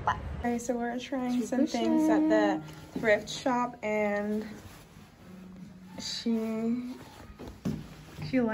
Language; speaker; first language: English; non-native, fluent; Italian